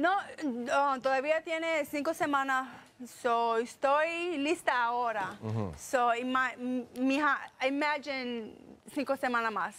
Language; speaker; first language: Spanish; early bilingual, heritage; English